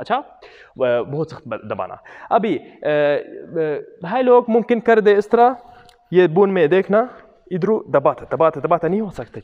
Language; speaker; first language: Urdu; non-native, local second language; Punjabi